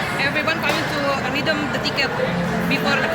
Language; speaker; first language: English; non-native, learner; Indonesian